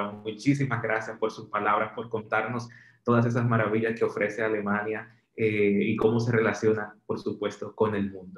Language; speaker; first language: Spanish; native; Spanish